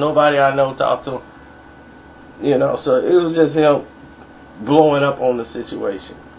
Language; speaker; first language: English; native; English